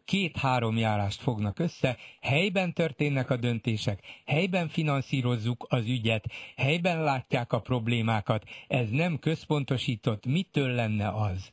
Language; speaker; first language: Hungarian; native; Hungarian